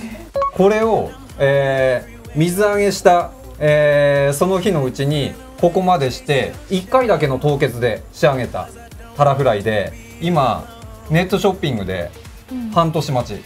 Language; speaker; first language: Japanese; native; Japanese